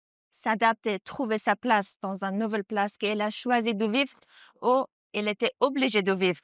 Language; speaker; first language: French; non-native, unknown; Persian